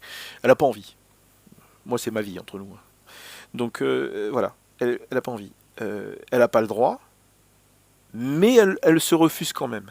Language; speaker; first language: French; native; French